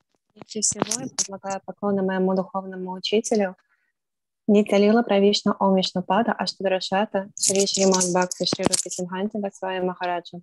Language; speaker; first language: Russian; native; Russian